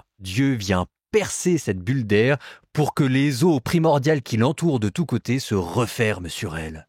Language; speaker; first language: French; native; French